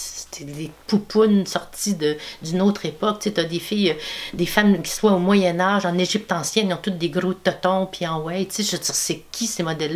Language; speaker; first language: French; native; French